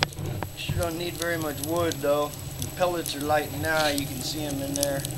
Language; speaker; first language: English; native; English